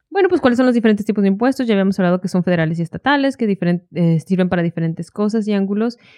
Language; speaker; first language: Spanish; native; Spanish